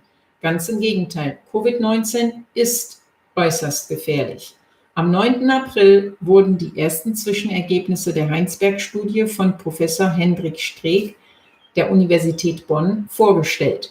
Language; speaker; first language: German; native; German